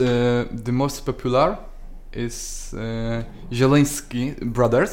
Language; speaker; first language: English; non-native, learner; Polish